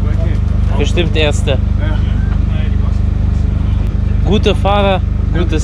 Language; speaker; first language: German; non-native, fluent; Russian